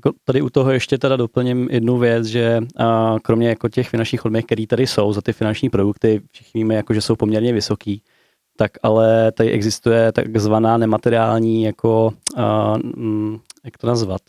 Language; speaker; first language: Czech; native; Czech